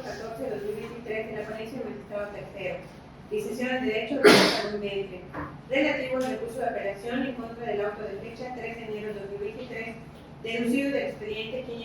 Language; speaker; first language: Spanish; native; Spanish